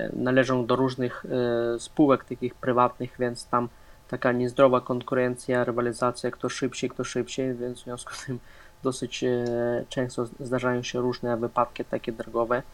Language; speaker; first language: Polish; non-native, fluent; Russian